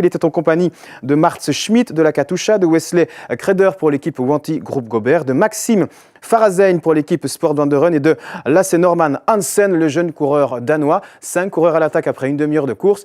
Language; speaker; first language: French; native; French